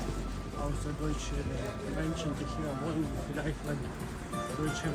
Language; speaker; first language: German; non-native, learner; Ukrainian